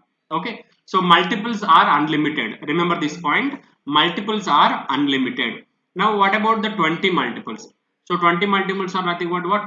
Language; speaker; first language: English; non-native, local second language; Telugu